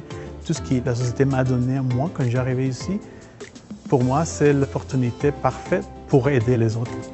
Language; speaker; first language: French; non-native, fluent; Spanish